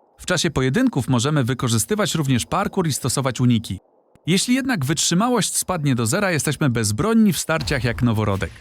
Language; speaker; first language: Polish; native; Polish